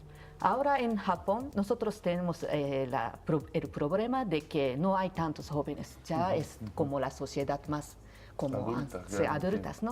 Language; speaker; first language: Spanish; non-native, learner; Japanese